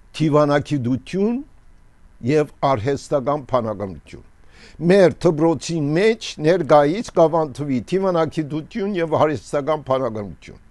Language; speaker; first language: Armenian; early bilingual, heritage; Armenian